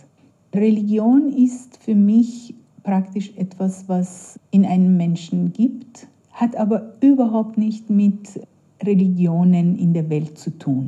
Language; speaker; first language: German; non-native, fluent; Persian